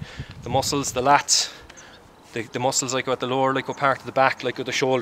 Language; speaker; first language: English; native; English